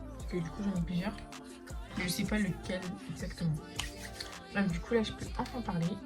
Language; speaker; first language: French; native; French